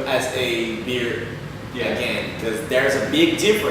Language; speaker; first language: English; non-native, fluent; Portuguese